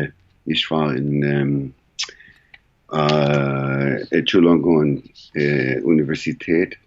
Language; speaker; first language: German; non-native, learner; English